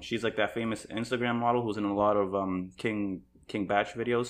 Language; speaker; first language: English; native; English